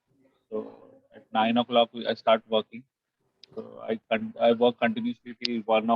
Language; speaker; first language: English; non-native, learner; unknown